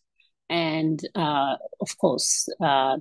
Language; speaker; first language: English; non-native, local second language; Shona